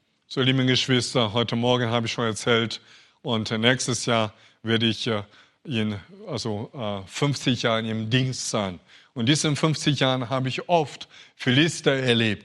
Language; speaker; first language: German; non-native, fluent; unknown